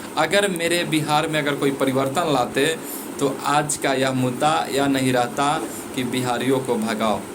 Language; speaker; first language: Hindi; native; Hindi